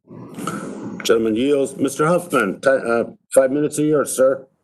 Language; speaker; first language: English; native; English